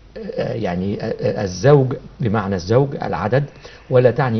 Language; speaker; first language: Arabic; native; Arabic